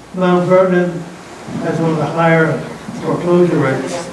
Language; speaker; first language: English; non-native, fluent; Greek